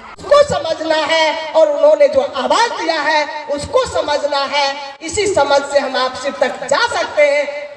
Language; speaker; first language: Hindi; native; Hindi